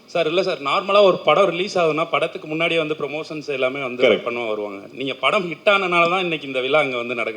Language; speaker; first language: Tamil; native; Tamil